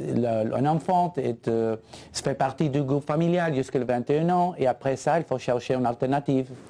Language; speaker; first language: French; non-native, fluent; Spanish